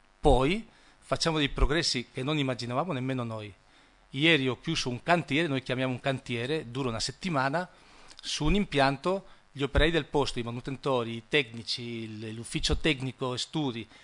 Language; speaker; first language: Italian; non-native, fluent; Spanish